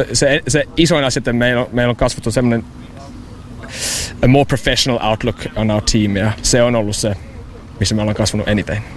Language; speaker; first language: Finnish; non-native, fluent; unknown